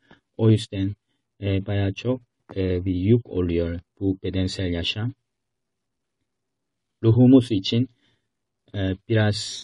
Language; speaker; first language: Turkish; non-native, fluent; Korean